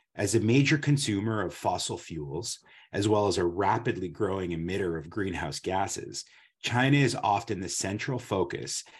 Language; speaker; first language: English; native; English